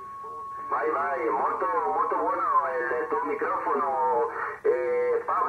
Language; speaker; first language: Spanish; non-native, learner; Italian